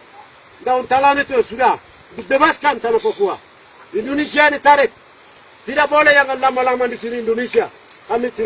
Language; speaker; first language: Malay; non-native, local second language; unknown